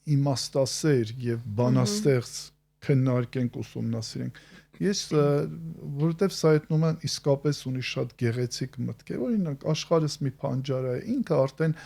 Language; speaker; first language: Armenian; native; Armenian